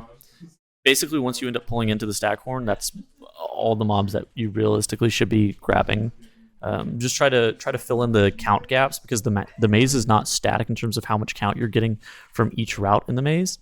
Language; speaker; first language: English; native; English